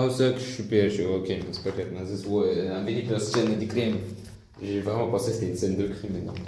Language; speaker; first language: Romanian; non-native, learner; French